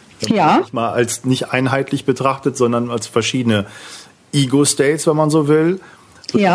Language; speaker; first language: German; native; German